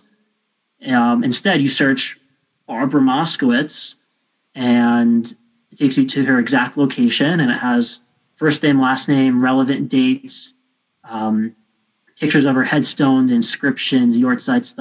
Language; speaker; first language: English; native; English